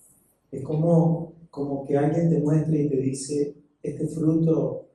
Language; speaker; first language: Spanish; native; Spanish